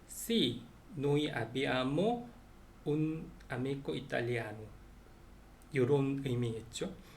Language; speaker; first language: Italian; non-native, learner; Korean